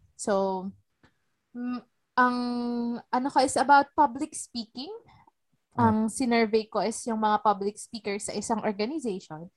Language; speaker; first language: Filipino; native; Filipino